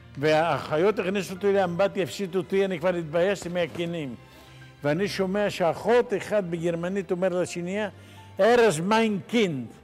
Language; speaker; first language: Hebrew; non-native, fluent; Ladino